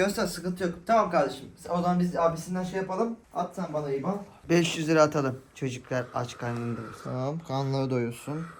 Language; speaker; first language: Turkish; native; Turkish